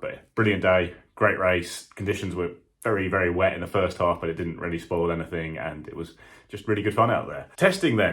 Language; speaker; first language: English; native; English